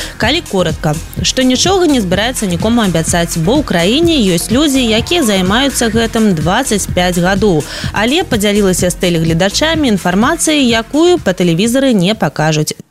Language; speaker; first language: Belarusian; non-native, local second language; Russian